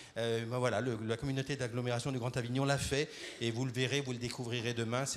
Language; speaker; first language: French; native; French